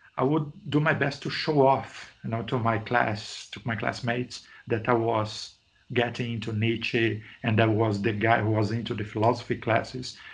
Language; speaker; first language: English; non-native, fluent; Portuguese